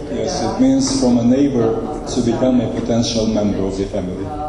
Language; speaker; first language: English; non-native, fluent; Romanian